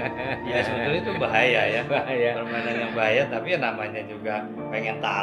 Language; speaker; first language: Indonesian; native; Indonesian